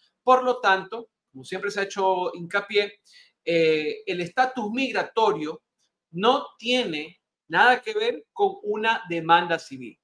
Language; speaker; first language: Spanish; native; Spanish